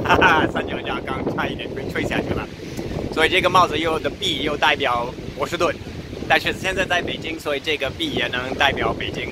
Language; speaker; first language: Chinese; non-native, fluent; English